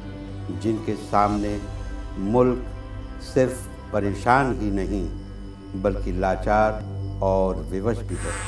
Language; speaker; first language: Hindi; native; Hindi